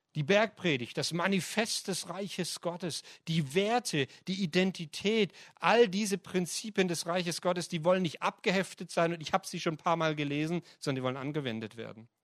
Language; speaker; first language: German; native; German